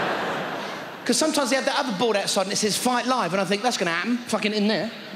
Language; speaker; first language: English; native; English